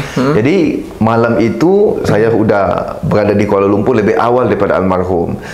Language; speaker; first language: Malay; native; Malay